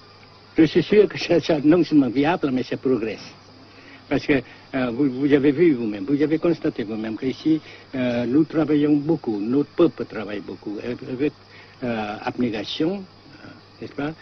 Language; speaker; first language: French; non-native, fluent; Vietnamese